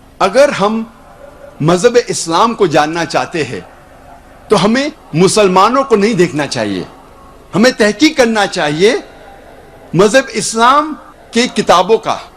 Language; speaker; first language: Urdu; non-native, local second language; Konkani